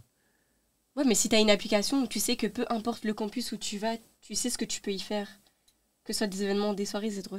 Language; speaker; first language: French; native; French